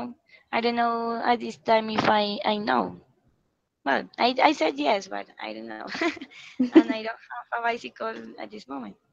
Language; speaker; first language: English; non-native, learner; Spanish